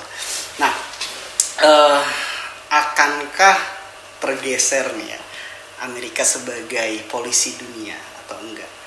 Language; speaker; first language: Indonesian; native; Indonesian